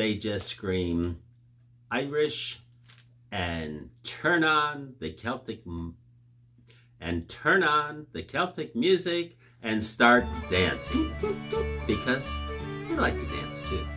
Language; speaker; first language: English; native; English